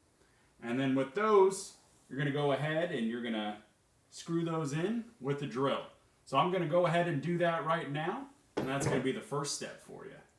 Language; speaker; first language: English; native; English